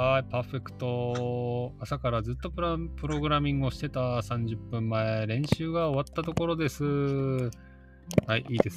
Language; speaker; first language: Japanese; native; Japanese